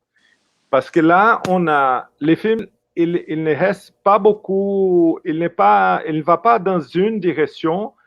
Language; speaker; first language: French; non-native, fluent; Portuguese